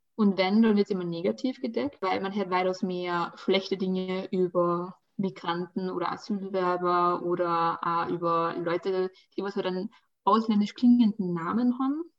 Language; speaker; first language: German; early bilingual, other home language; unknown